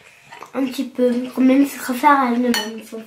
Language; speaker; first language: French; early bilingual, heritage; French